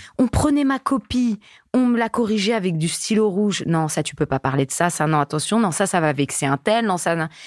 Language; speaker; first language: French; native; French